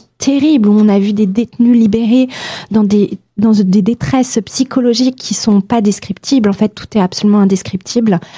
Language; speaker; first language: French; native; French